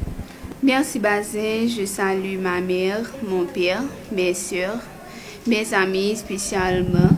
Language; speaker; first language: French; non-native, local second language; Haitian Creole